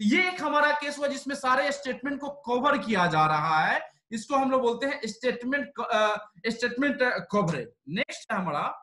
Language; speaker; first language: Hindi; native; Hindi